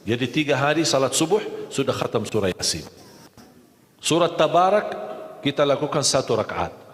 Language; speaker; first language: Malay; non-native, fluent; Arabic